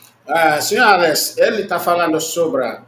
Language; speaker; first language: Portuguese; non-native, learner; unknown